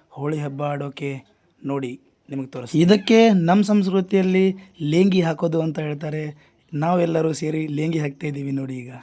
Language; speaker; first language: Kannada; non-native, local second language; Lambadi